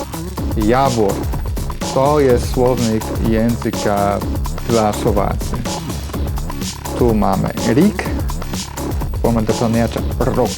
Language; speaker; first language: Polish; non-native, fluent; English